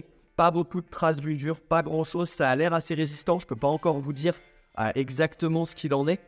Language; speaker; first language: French; native; French